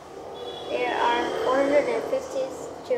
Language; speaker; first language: English; non-native, learner; Vietnamese